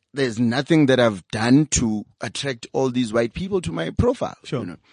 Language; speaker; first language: English; non-native, local second language; Zulu